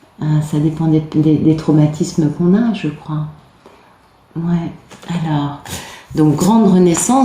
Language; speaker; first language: French; native; French